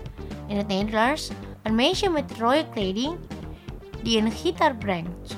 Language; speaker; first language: Dutch; non-native, fluent; Indonesian